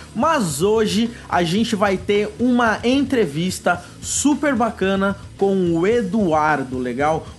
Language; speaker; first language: Portuguese; native; Portuguese